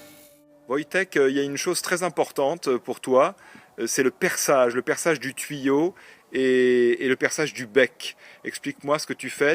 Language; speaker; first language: French; native; French